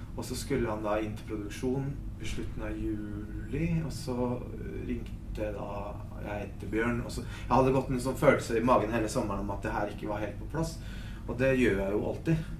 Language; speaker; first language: Norwegian; early bilingual, other home language; Spanish